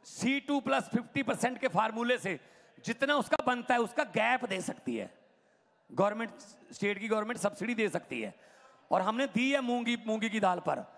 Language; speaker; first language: Hindi; non-native, local second language; Punjabi